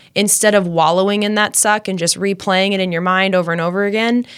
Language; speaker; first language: English; native; English